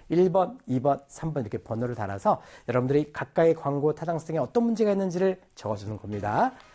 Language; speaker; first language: Korean; native; Korean